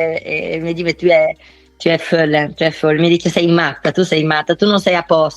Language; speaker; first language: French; non-native, fluent; Italian